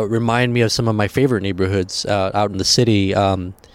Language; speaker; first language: English; early bilingual, other home language; Spanish